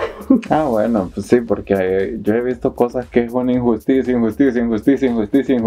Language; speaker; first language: Spanish; native; Spanish